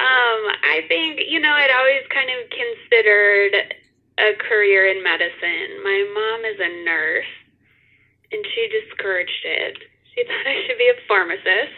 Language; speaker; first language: English; native; English